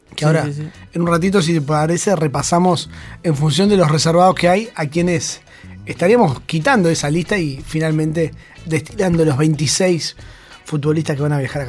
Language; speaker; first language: Spanish; native; Spanish